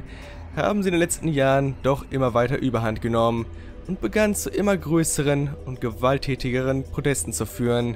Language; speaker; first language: German; native; German